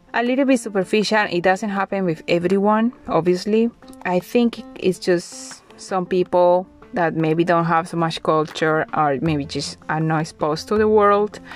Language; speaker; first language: English; non-native, fluent; Spanish